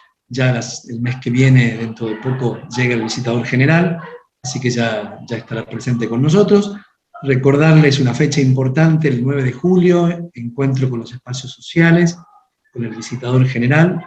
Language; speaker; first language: Spanish; native; Spanish